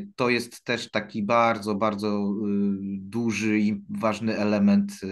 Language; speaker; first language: Polish; native; Polish